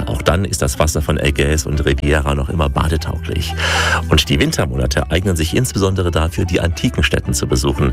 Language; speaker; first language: German; native; German